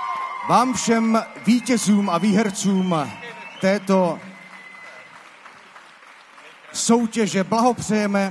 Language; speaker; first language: Czech; native; Czech